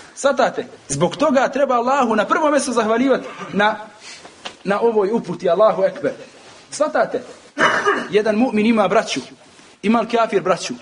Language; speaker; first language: Bosnian; native; Bosnian